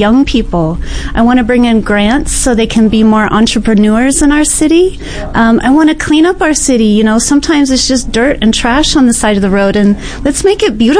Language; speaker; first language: English; native; English